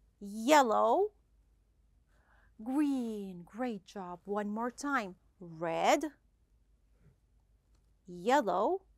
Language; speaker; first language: English; non-native, fluent; Arabic